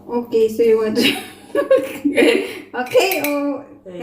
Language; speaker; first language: English; non-native, local second language; Filipino